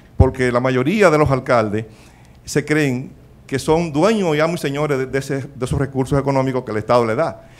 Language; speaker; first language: Spanish; native; Spanish